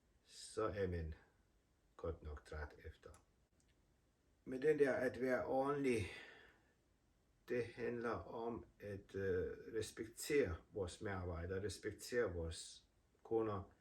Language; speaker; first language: Danish; non-native, fluent; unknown